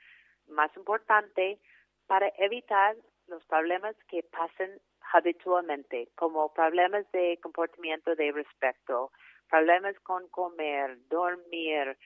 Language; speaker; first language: Spanish; non-native, fluent; English